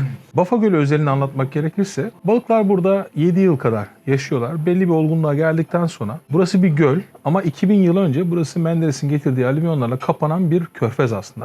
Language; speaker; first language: Turkish; native; Turkish